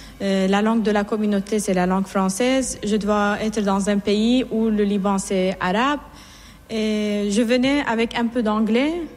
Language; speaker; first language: French; non-native, fluent; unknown